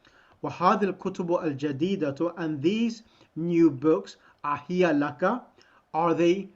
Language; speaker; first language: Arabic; non-native, fluent; English